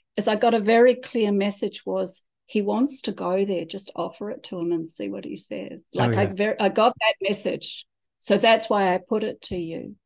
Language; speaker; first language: English; native; English